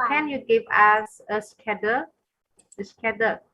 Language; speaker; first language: English; non-native, learner; Indonesian